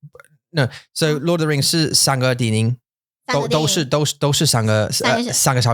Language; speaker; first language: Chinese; non-native, fluent; English